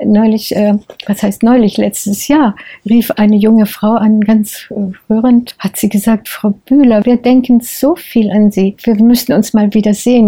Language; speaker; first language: German; native; German